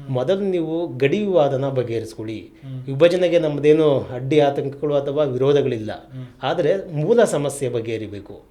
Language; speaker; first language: Kannada; native; Kannada